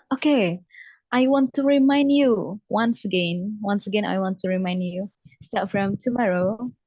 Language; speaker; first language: English; non-native, fluent; Javanese